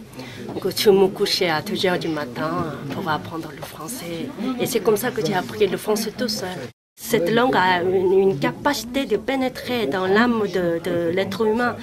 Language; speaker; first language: French; non-native, fluent; Korean